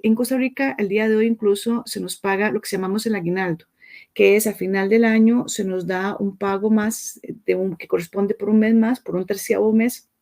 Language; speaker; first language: Spanish; native; Spanish